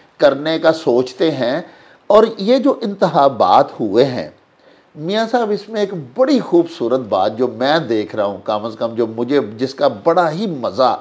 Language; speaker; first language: Urdu; non-native, local second language; Punjabi